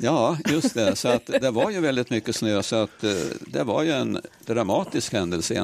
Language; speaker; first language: Swedish; native; Swedish